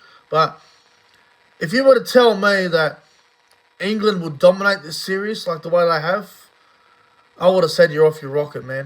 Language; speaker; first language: English; native; English